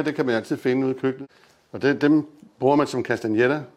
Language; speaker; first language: Danish; native; Danish